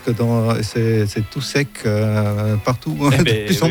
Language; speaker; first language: French; non-native, fluent; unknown